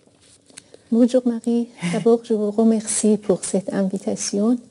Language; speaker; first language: French; non-native, fluent; Persian